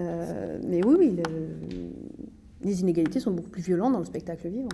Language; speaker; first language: French; native; French